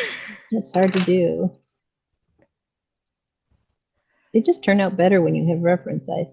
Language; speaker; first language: English; native; English